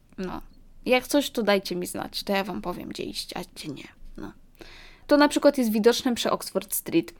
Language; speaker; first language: Polish; early bilingual, heritage; Polish